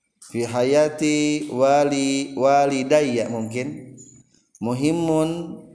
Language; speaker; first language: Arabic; non-native, fluent; Indonesian